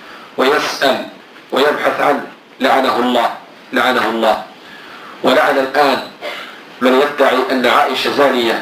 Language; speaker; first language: Arabic; native; Arabic